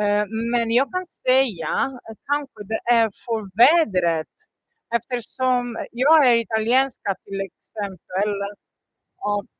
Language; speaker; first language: Swedish; non-native, learner; Italian